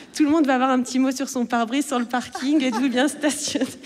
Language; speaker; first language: French; native; French